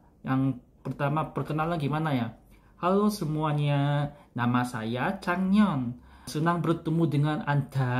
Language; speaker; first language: Indonesian; non-native, fluent; Korean